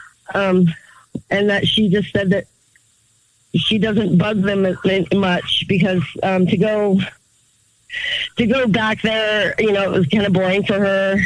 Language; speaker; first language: English; native; English